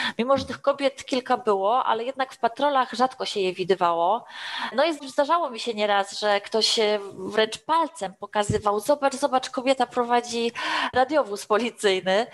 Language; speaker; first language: Polish; native; Polish